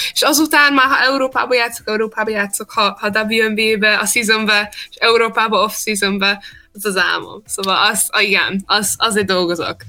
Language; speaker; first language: Hungarian; early bilingual, heritage; Hungarian